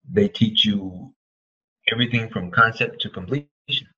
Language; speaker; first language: English; native; English